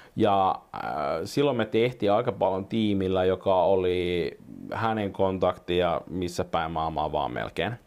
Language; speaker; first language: Finnish; non-native, local second language; Swedish